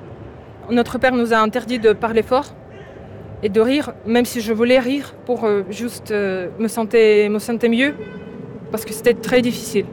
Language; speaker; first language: French; non-native, fluent; Ukrainian